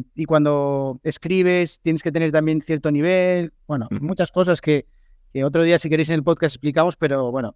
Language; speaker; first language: Spanish; native; Spanish